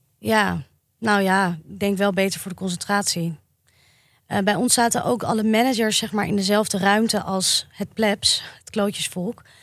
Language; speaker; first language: Dutch; native; Dutch